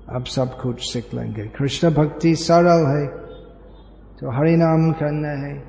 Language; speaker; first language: Hindi; non-native, fluent; English